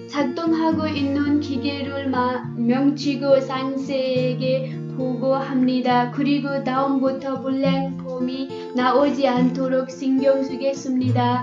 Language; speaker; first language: Korean; non-native, learner; Nepali